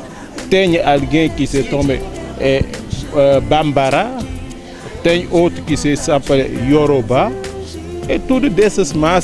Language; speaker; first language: Portuguese; non-native, learner; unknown